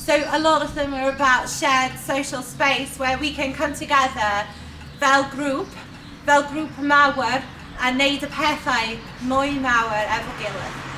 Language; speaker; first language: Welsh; non-native, learner; English